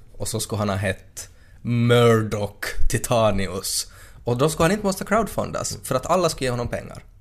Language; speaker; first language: Swedish; native; Swedish